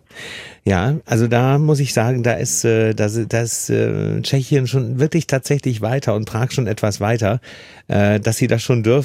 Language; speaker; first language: German; native; German